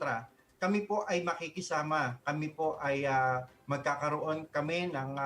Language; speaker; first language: Filipino; native; Filipino